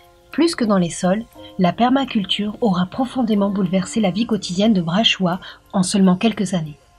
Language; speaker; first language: French; native; French